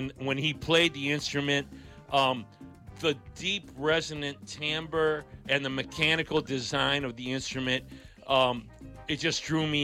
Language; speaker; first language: English; non-native, local second language; Greek